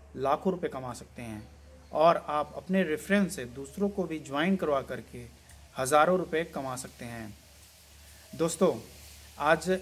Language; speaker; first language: Hindi; native; Hindi